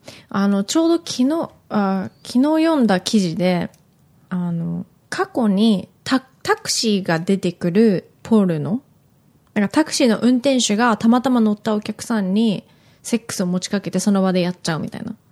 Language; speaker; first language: Japanese; native; Japanese